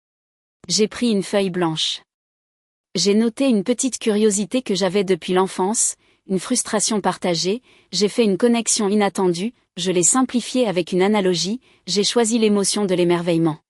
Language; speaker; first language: French; native; French